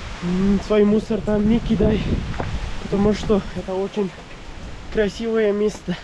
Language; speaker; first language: Russian; non-native, learner; Urdu